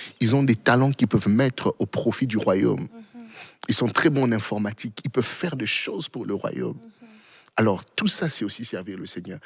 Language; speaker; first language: French; non-native, local second language; Swahili